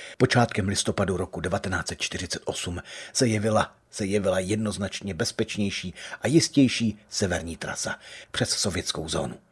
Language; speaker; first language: Czech; native; Czech